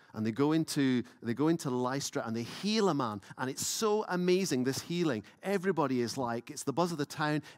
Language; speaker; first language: English; native; English